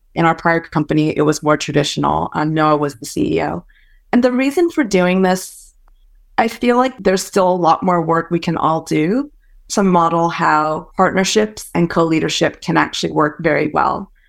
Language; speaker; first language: English; early bilingual, other home language; Min Nan Chinese